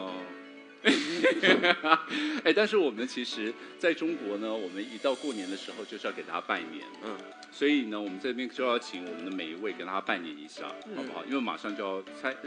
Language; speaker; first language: Chinese; native; Chinese